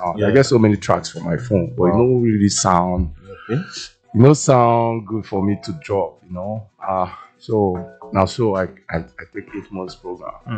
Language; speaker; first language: English; non-native, local second language; Igbo